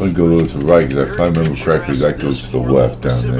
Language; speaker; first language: English; native; English